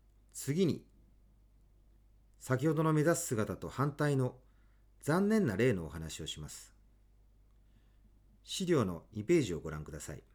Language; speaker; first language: Japanese; native; Japanese